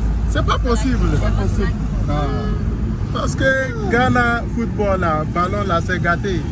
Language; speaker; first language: French; non-native, learner; English